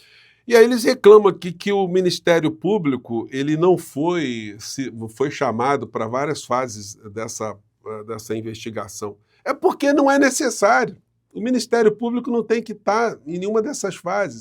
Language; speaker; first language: Portuguese; native; Portuguese